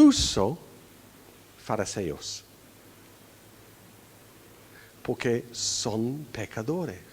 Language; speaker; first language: Spanish; non-native, fluent; English